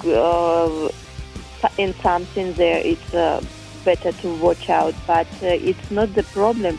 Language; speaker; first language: English; non-native, fluent; Russian